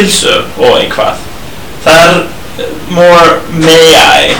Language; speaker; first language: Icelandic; non-native, learner; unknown